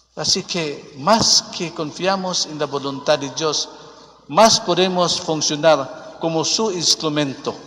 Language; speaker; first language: Spanish; non-native, fluent; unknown